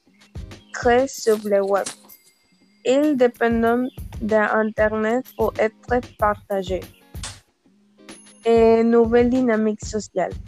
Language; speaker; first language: French; non-native, learner; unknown